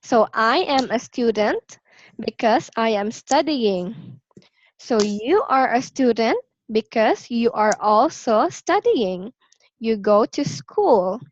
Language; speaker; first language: English; non-native, local second language; Filipino